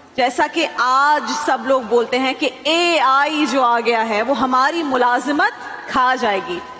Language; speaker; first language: Urdu; native; Urdu